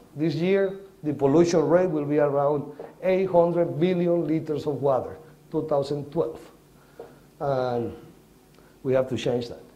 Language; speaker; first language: English; non-native, fluent; Spanish